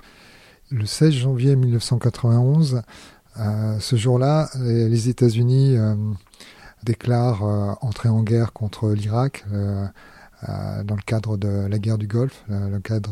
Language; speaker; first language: French; native; French